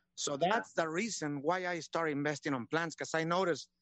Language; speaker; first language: English; non-native, learner; Spanish